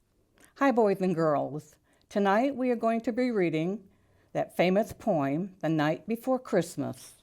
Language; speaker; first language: English; native; English